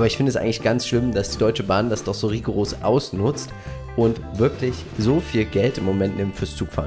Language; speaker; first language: German; native; German